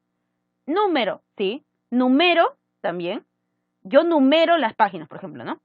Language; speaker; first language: Spanish; native; Spanish